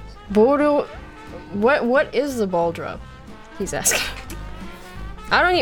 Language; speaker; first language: English; early bilingual, other home language; Japanese